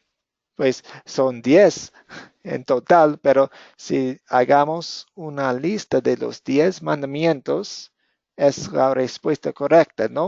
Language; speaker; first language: Spanish; non-native, fluent; English